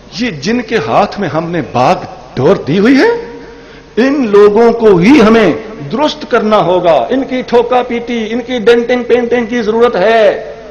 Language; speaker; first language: Urdu; non-native, local second language; Punjabi